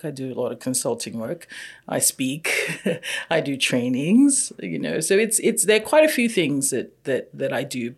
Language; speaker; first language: English; non-native, local second language; Yoruba